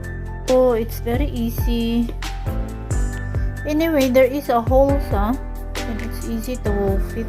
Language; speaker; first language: English; non-native, local second language; Filipino